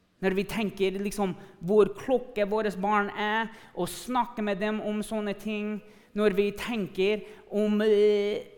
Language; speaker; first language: Norwegian; non-native, fluent; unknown